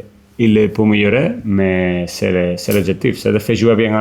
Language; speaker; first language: French; non-native, learner; Spanish